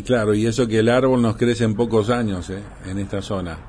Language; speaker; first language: Spanish; native; Spanish